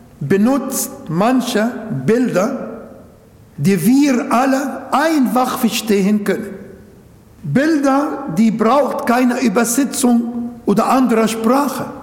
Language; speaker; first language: German; non-native, fluent; Arabic